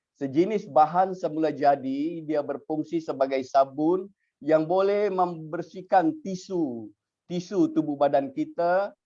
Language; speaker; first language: Malay; native; Malay